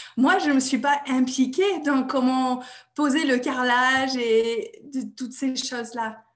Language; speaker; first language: French; non-native, fluent; English